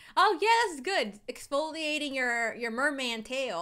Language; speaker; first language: English; native; English